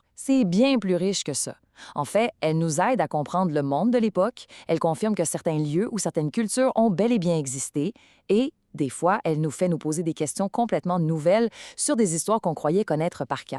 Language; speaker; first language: French; native; French